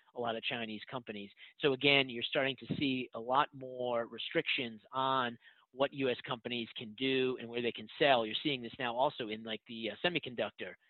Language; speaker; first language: English; native; English